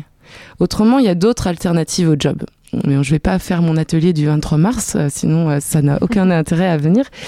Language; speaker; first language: French; native; French